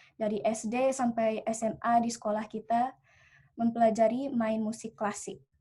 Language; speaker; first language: Indonesian; early bilingual, heritage; Indonesian